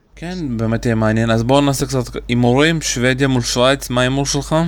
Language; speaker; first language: Hebrew; native; Hebrew